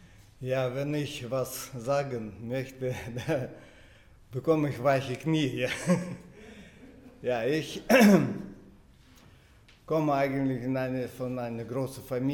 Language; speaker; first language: German; non-native, fluent; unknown